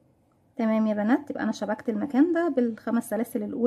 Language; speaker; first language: Arabic; native; Arabic